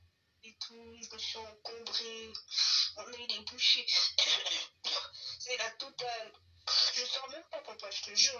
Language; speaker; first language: French; non-native, local second language; Lingala